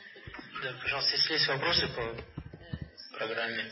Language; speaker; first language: Russian; native; Russian